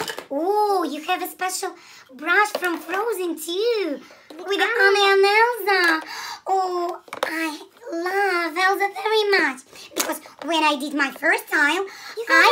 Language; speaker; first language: English; non-native, learner; Russian